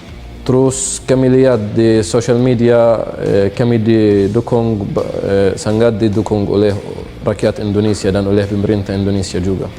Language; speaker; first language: Indonesian; non-native, fluent; Arabic